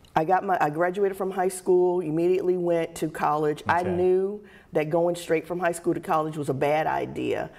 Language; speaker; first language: English; native; English